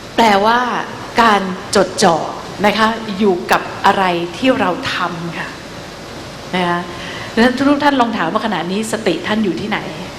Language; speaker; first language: Thai; native; Thai